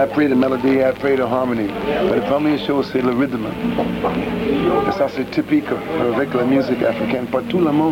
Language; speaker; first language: French; non-native, learner; English